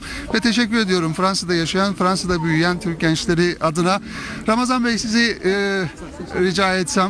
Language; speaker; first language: Turkish; native; Turkish